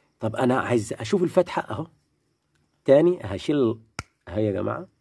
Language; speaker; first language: Arabic; native; Arabic